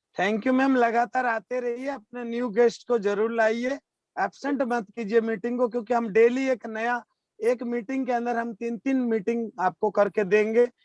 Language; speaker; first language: Hindi; native; Hindi